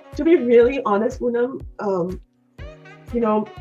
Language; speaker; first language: English; non-native, local second language; Hindi